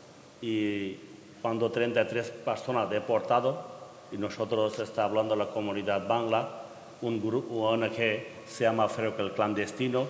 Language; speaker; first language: Spanish; non-native, learner; Bangla